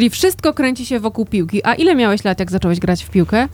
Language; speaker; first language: Polish; native; Polish